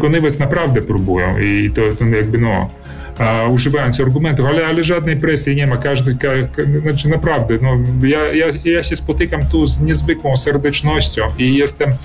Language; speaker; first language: Polish; early bilingual, heritage; Polish